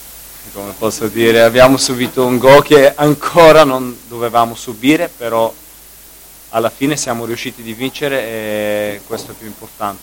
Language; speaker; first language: Italian; non-native, fluent; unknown